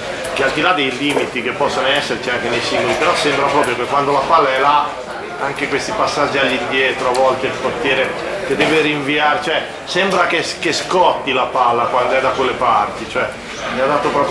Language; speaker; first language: Italian; native; Italian